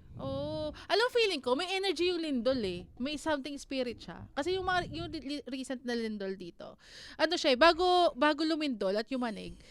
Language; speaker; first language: Filipino; native; Filipino